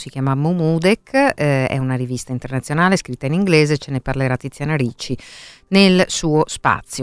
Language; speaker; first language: Italian; native; Italian